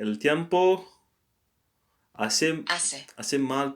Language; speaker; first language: Spanish; non-native, learner; English